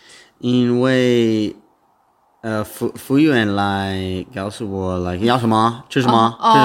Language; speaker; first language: Chinese; non-native, learner; English